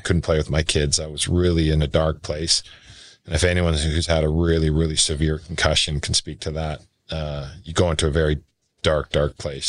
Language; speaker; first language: English; native; English